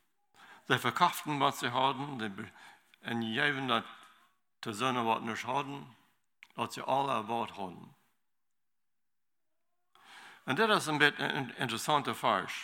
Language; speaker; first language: German; non-native, learner; Low German